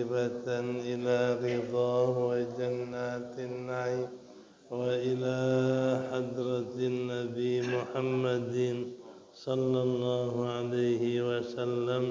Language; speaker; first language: Arabic; non-native, fluent; Indonesian